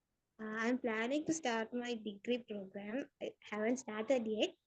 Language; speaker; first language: English; non-native, learner; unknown